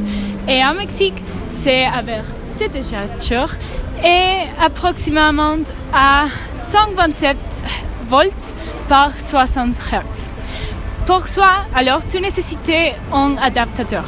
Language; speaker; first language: French; non-native, learner; Spanish